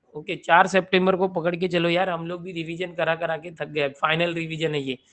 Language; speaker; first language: Hindi; non-native, local second language; Marathi